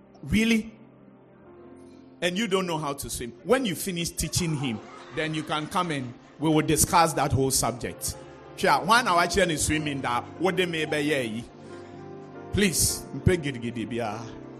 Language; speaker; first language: English; non-native, local second language; Ga